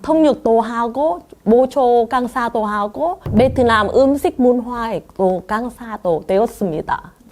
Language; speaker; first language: Korean; non-native, learner; Vietnamese